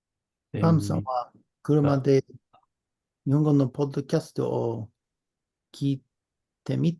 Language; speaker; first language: Japanese; non-native, learner; English